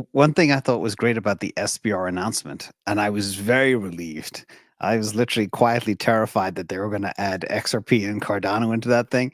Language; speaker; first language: English; native; English